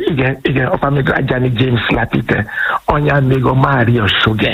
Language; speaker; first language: Hungarian; non-native, learner; Yoruba